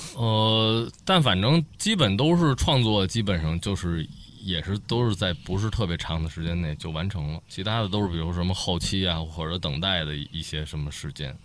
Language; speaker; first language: Chinese; native; Chinese